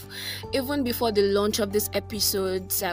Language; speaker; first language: English; non-native, local second language; Yoruba